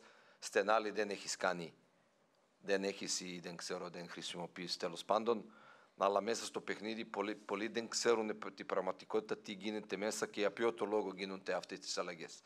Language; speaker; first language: Greek; non-native, fluent; Serbian